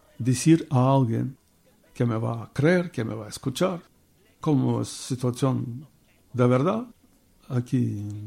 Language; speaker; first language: Spanish; non-native, learner; Bulgarian